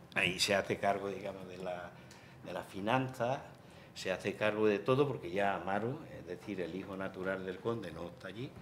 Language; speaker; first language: Spanish; native; Spanish